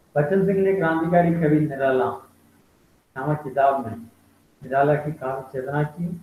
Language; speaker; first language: Hindi; non-native, local second language; Malayalam